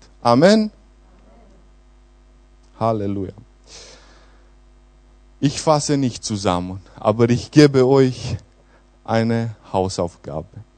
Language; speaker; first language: German; non-native, fluent; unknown